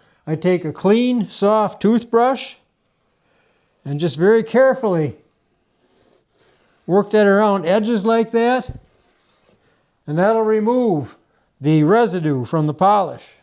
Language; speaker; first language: English; native; English